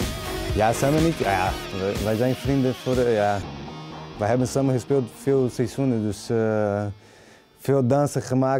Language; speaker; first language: Dutch; non-native, learner; Portuguese